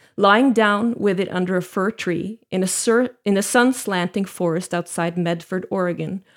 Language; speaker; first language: English; non-native, fluent; Norwegian